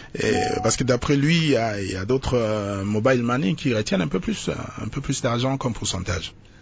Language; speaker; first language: French; non-native, local second language; Lingala